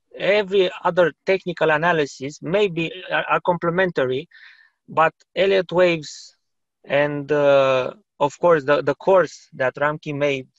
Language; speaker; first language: English; non-native, fluent; Romanian